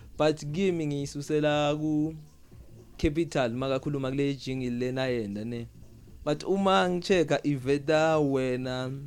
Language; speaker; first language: Zulu; non-native, local second language; Swati